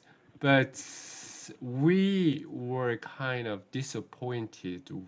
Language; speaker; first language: English; non-native, learner; Korean